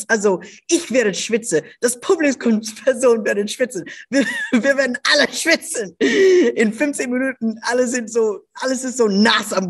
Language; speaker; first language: German; non-native, local second language; English